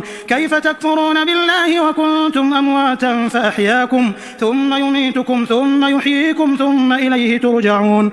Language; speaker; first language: Arabic; native; Arabic